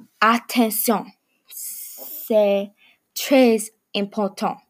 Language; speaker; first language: French; non-native, learner; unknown